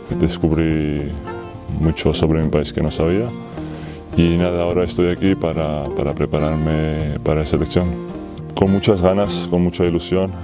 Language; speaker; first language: Spanish; non-native, fluent; Georgian